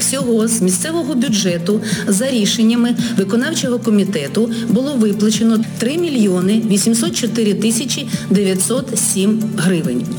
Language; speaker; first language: Ukrainian; native; Ukrainian